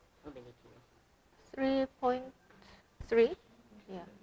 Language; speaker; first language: English; non-native, learner; Korean